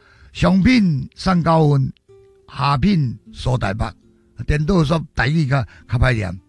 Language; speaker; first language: Chinese; native; Chinese